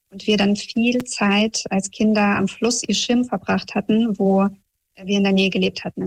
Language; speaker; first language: German; early bilingual, other home language; Russian